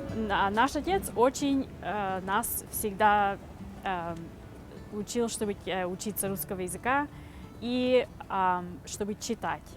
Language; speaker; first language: Russian; early bilingual, heritage; Russian